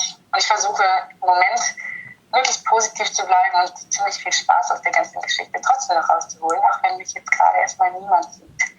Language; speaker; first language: German; native; German